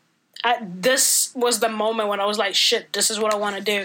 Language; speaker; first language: English; non-native, fluent; Italian